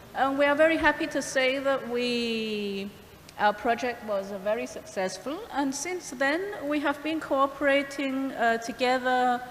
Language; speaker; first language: English; non-native, fluent; Greek